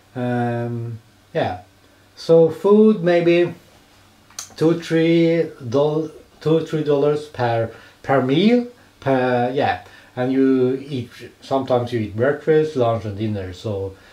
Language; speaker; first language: English; non-native, fluent; Swedish